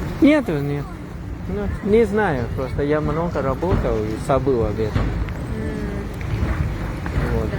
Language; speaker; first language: Russian; non-native, fluent; Thai